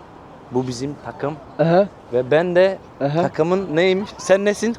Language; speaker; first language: Turkish; early bilingual, other home language; Somali